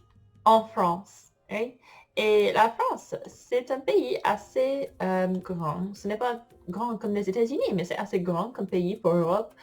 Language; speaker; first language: French; non-native, fluent; English